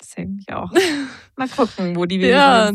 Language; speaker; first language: German; native; German